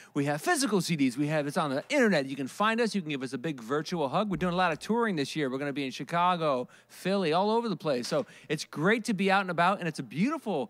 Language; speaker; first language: English; native; English